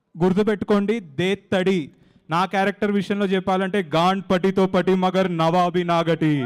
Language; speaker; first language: Telugu; native; Telugu